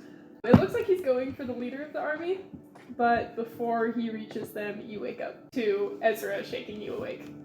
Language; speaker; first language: English; native; English